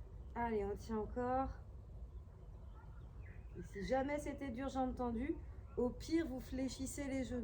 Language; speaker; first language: French; native; French